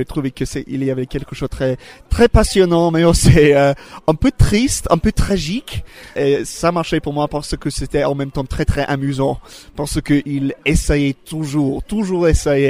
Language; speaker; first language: French; non-native, learner; English